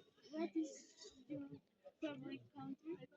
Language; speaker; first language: English; non-native, learner; Spanish